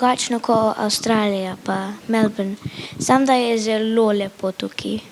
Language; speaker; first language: Slovenian; early bilingual, heritage; Slovenian